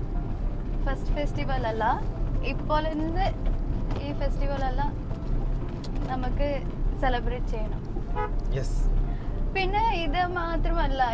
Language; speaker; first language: Malayalam; early bilingual, heritage; Malayalam